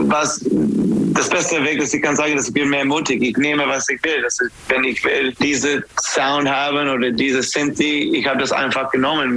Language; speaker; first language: German; non-native, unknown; English